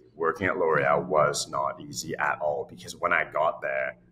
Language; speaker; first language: English; native; English